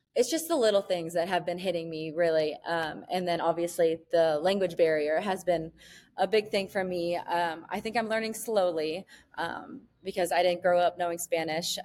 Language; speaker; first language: English; native; English